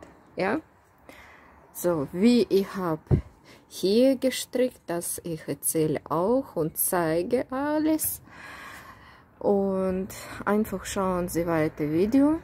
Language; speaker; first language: German; non-native, fluent; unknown